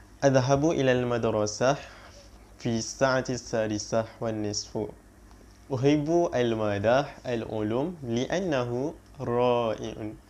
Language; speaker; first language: Arabic; non-native, learner; Malay